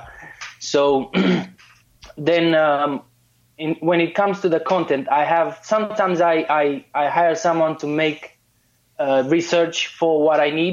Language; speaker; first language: English; non-native, fluent; Romanian